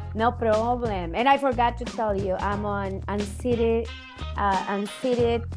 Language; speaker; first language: English; non-native, fluent; Spanish